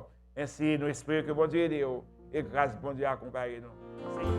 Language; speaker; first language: French; non-native, local second language; Haitian Creole